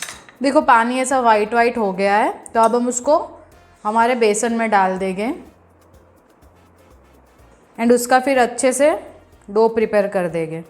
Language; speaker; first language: Hindi; non-native, local second language; Gujarati